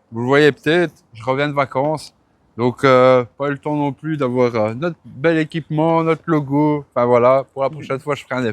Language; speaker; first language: French; native; French